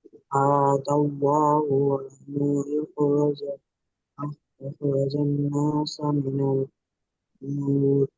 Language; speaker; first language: Arabic; non-native, learner; Bangla